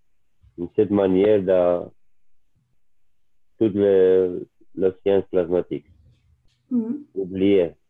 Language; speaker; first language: French; non-native, learner; Italian